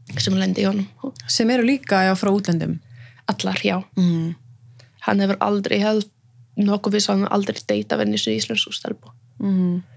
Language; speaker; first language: Icelandic; non-native, fluent; Polish